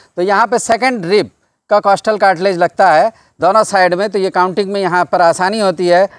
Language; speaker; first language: Hindi; native; Hindi